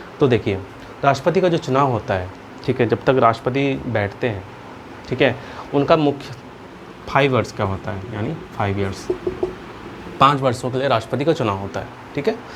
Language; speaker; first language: Hindi; native; Hindi